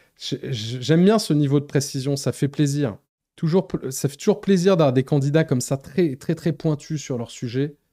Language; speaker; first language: French; native; French